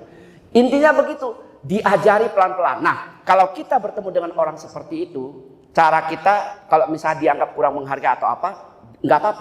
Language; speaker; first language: Indonesian; native; Indonesian